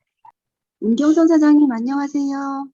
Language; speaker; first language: Korean; native; Korean